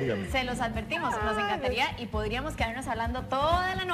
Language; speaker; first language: Spanish; native; Spanish